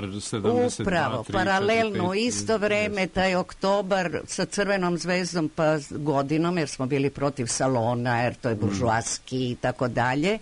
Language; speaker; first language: Croatian; native; Croatian